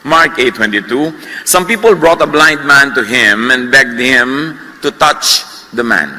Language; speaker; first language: English; non-native, local second language; Filipino